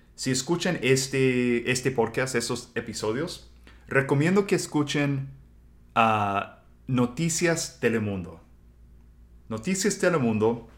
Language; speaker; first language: Spanish; non-native, fluent; English